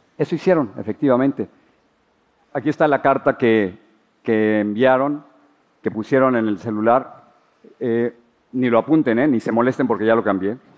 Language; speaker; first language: Spanish; native; Spanish